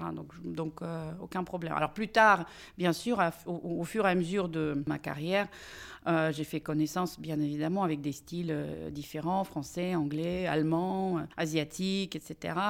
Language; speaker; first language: French; non-native, fluent; Russian